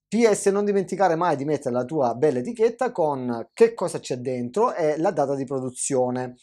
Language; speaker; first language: Italian; native; Italian